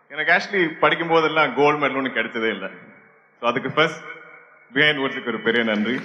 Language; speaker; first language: Tamil; non-native, local second language; Malayalam